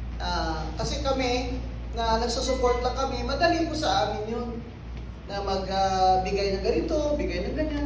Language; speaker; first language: Filipino; non-native, local second language; Hiligaynon